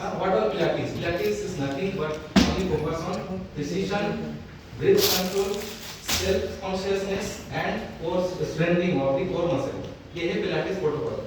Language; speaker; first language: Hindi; non-native, local second language; Bangla